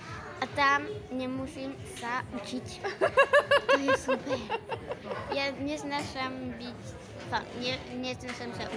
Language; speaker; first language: Slovak; early bilingual, heritage; Slovak